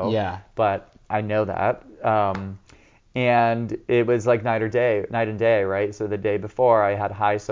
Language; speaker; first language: English; native; English